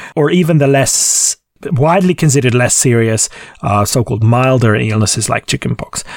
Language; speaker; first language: English; non-native, fluent; Hungarian